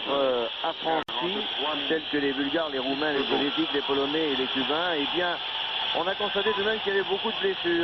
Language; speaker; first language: French; native; French